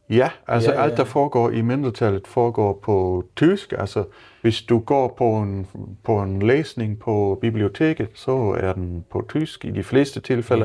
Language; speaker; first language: Danish; non-native, fluent; German